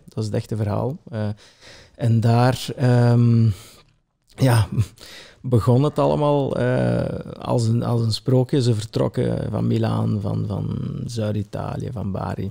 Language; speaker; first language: Dutch; early bilingual, other home language; Italian